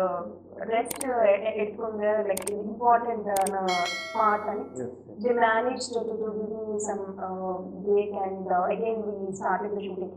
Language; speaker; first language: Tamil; non-native, learner; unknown